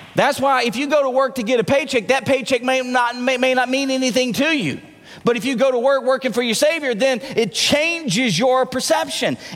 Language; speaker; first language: English; native; English